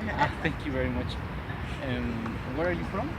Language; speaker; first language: English; non-native, learner; Spanish